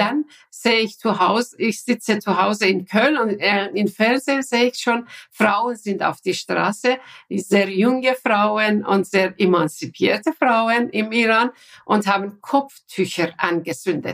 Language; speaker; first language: German; non-native, fluent; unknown